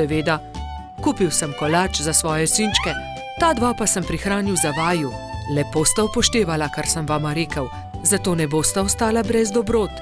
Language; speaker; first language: Slovenian; native; Slovenian